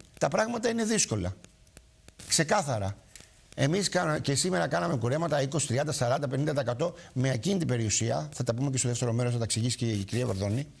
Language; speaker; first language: Greek; native; Greek